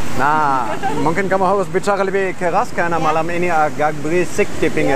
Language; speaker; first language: Indonesian; non-native, fluent; German